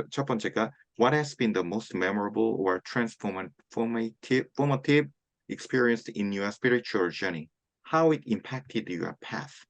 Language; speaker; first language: English; non-native, learner; Korean